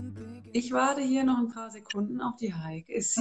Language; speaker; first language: German; native; German